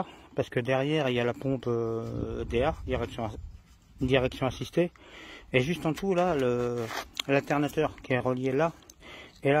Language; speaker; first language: French; native; French